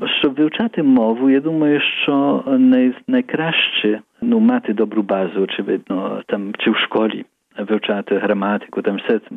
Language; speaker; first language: Ukrainian; early bilingual, heritage; Ukrainian